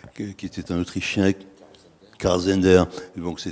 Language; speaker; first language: French; native; French